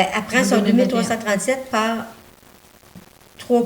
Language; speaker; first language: French; native; French